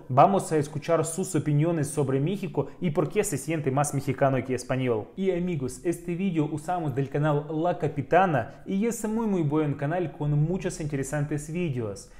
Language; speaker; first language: Spanish; non-native, learner; Russian